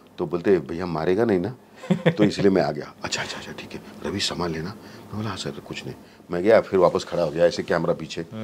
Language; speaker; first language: Hindi; non-native, local second language; Marathi